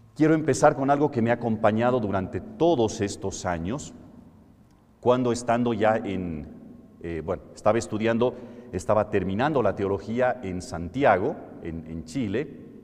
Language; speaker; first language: Spanish; native; Spanish